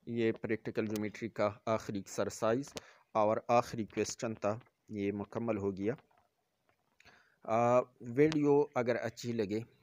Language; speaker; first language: Urdu; non-native, local second language; Pashto